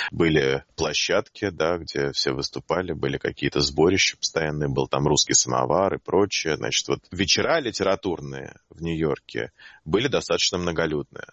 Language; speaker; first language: Russian; native; Russian